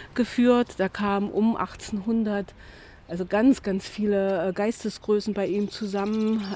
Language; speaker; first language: German; native; German